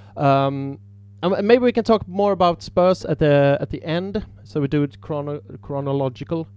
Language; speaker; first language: English; non-native, fluent; Swedish